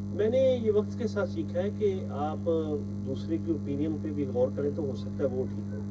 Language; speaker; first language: Urdu; non-native, local second language; Punjabi